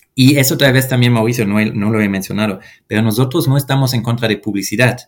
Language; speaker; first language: Spanish; non-native, fluent; German